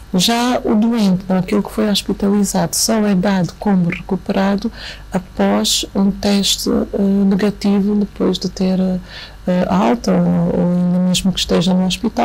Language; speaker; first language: Portuguese; native; Portuguese